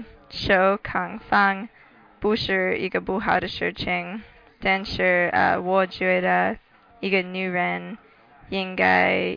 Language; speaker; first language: Chinese; non-native, learner; English